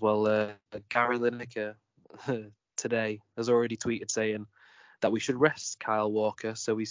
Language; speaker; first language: English; native; English